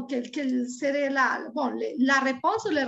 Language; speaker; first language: French; non-native, fluent; Spanish